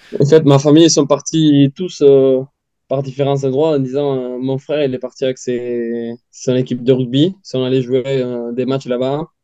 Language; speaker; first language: French; non-native, fluent; Spanish